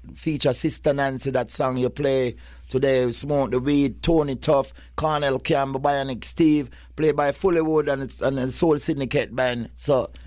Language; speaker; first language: English; non-native, local second language; Jamaican Creole English